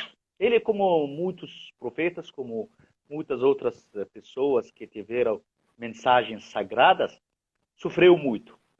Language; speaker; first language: Portuguese; non-native, fluent; Arabic